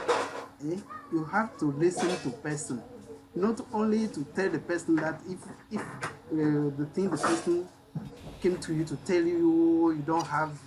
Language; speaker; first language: English; non-native, learner; French